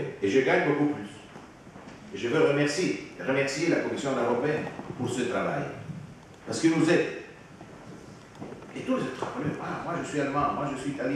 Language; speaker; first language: French; non-native, fluent; Italian